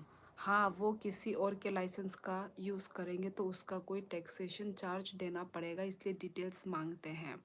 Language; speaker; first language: Hindi; non-native, local second language; Kok Borok